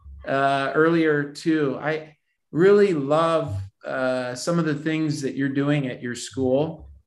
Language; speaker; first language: English; native; English